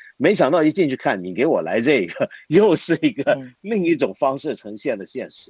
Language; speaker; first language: Chinese; non-native, local second language; Cantonese